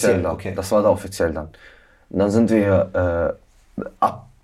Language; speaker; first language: German; early bilingual, other home language; Arabic